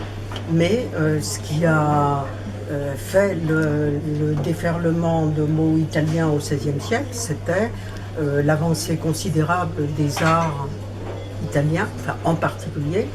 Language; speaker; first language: French; native; French